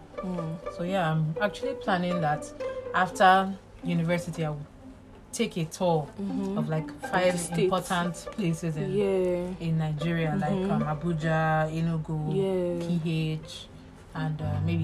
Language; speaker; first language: English; non-native, local second language; Igbo